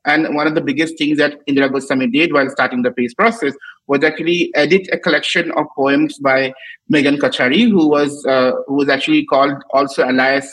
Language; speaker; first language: English; non-native, local second language; Assamese